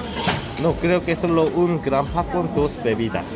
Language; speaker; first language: Spanish; non-native, learner; Korean